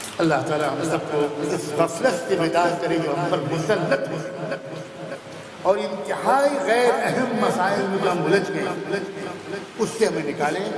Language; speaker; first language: Urdu; native; Urdu